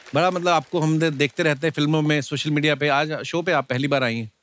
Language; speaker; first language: Hindi; native; Hindi